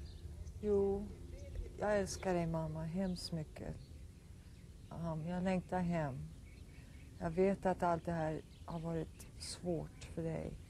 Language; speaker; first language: Swedish; early bilingual, heritage; Swedish